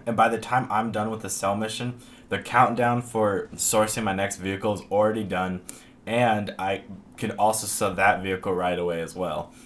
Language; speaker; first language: English; native; English